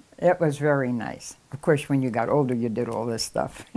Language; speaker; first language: English; native; English